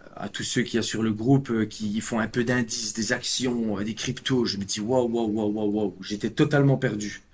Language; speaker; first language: French; native; French